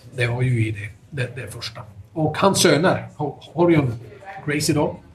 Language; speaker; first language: Swedish; native; Swedish